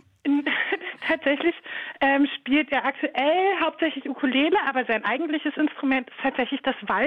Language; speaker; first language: German; native; German